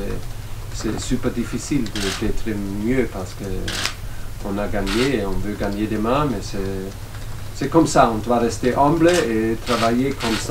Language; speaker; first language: French; non-native, learner; German